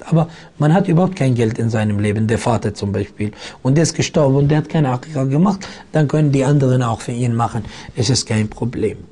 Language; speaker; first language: German; non-native, fluent; Arabic